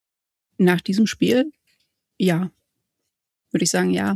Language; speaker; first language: German; native; German